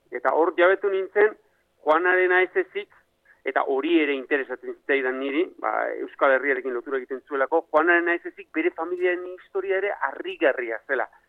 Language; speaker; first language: Basque; native; Basque